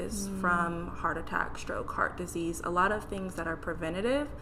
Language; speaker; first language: English; native; English